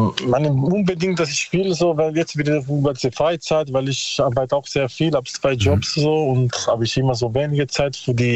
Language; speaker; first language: German; non-native, learner; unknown